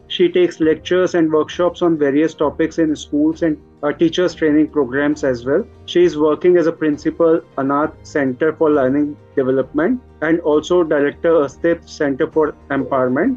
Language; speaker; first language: English; non-native, local second language; Hindi